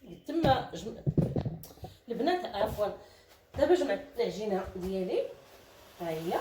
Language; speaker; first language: Arabic; native; Arabic